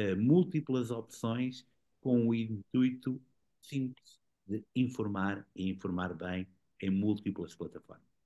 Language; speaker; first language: Portuguese; native; Portuguese